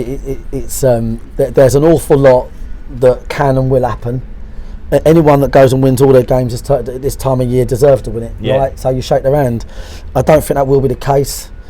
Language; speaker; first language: English; native; English